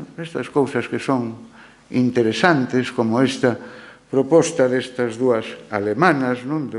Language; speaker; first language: Galician; non-native, local second language; Spanish